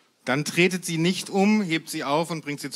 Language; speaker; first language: German; native; German